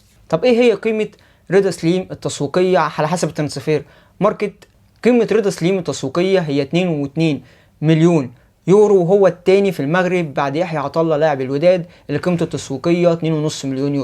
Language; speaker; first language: Arabic; native; Arabic